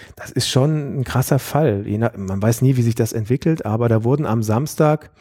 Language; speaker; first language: German; native; German